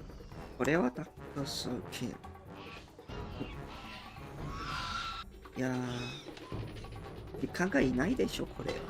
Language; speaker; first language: Japanese; non-native, learner; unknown